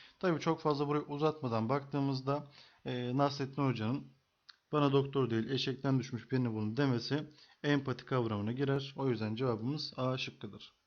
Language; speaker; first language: Turkish; native; Turkish